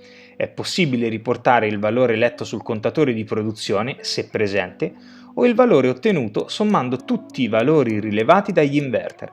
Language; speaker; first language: Italian; native; Italian